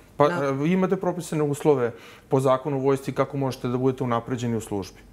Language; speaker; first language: Serbian; native; Serbian